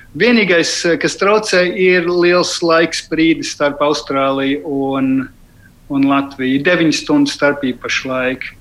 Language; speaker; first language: Latvian; early bilingual, heritage; Latvian